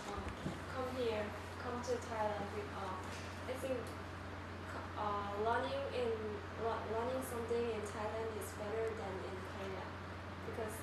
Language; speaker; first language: English; non-native, learner; Korean